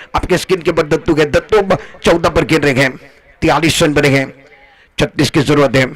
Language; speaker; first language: Hindi; non-native, local second language; Marathi